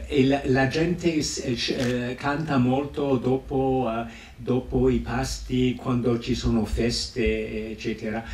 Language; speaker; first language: Italian; non-native, fluent; English